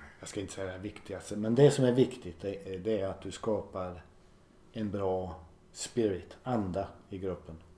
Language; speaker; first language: Swedish; native; Swedish